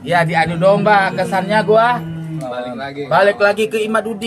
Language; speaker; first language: Indonesian; native; Indonesian